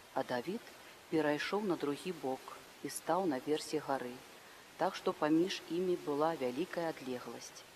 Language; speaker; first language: Belarusian; native; Belarusian